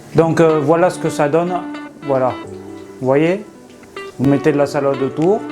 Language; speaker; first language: French; native; French